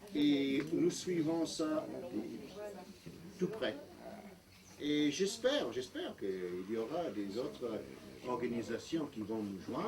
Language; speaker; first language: French; non-native, fluent; English